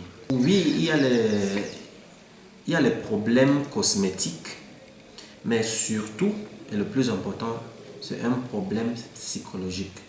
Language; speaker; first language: French; non-native, local second language; English